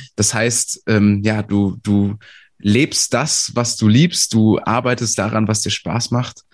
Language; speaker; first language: German; native; German